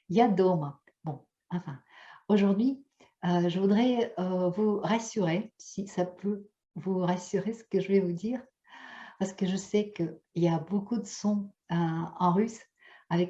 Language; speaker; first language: French; non-native, fluent; Russian